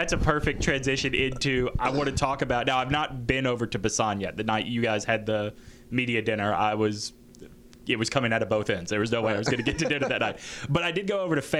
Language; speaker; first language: English; native; English